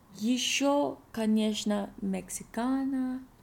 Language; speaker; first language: Russian; non-native, learner; English